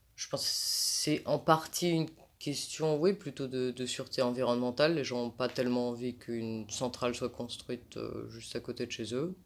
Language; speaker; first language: French; native; French